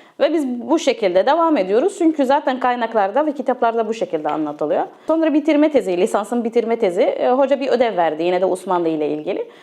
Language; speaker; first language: Turkish; non-native, fluent; Arabic